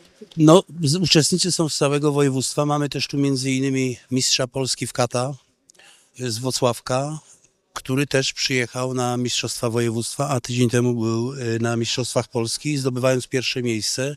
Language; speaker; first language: Polish; native; Polish